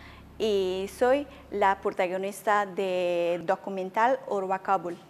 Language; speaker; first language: Spanish; non-native, learner; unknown